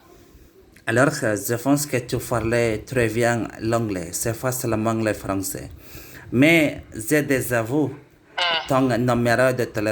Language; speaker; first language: French; non-native, learner; Indonesian